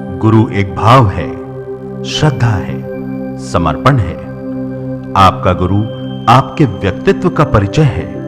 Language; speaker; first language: Hindi; native; Hindi